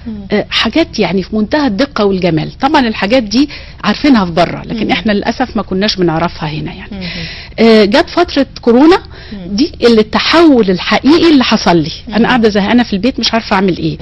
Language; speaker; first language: Arabic; native; Arabic